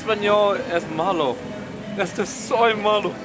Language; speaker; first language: Spanish; non-native, learner; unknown